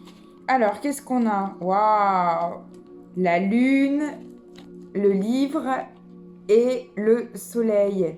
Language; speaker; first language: French; native; French